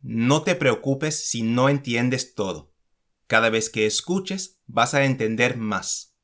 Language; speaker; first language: Spanish; non-native, fluent; English